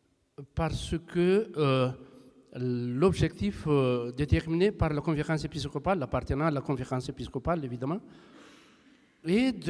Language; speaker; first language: French; non-native, local second language; Malagasy